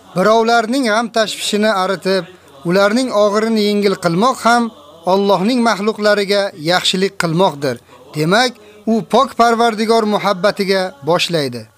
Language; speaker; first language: Uzbek; native; Uzbek